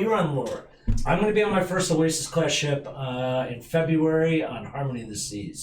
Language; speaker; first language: English; native; English